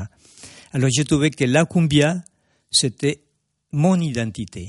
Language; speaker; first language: French; non-native, fluent; Spanish